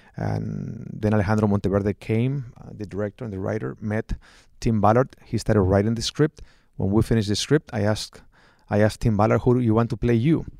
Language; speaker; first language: English; non-native, fluent; Spanish